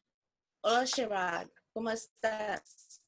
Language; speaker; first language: Spanish; non-native, learner; English